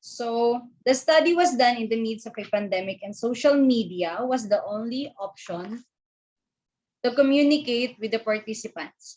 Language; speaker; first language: English; non-native, local second language; Filipino